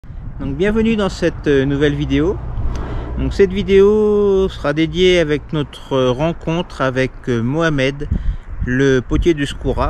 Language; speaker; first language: French; native; French